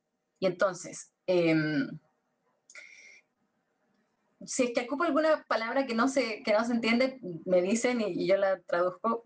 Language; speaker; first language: Spanish; native; Spanish